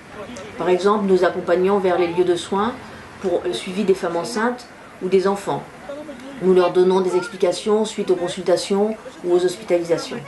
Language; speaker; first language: French; native; French